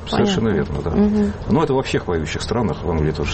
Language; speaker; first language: Russian; native; Russian